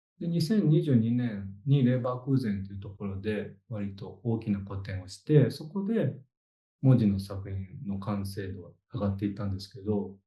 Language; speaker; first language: Japanese; native; Japanese